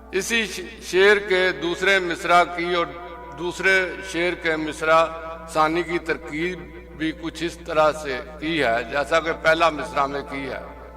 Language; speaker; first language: Urdu; non-native, local second language; Punjabi